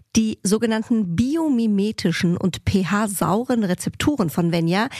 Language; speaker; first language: German; early bilingual, other home language; Spanish